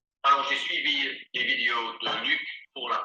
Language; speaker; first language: French; non-native, learner; English